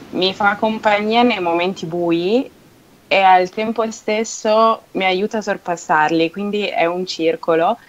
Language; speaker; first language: Italian; native; Italian